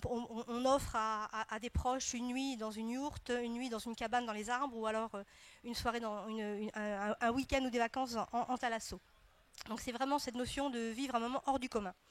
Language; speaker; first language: French; native; French